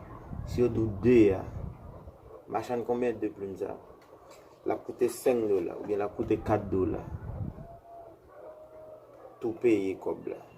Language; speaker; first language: French; non-native, learner; Haitian Creole